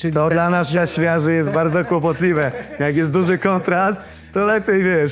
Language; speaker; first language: Polish; native; Polish